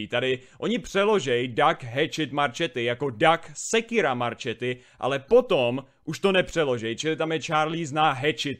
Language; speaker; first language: Czech; native; Czech